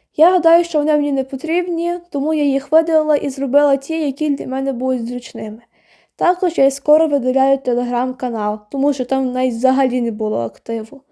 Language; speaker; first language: Ukrainian; non-native, local second language; Russian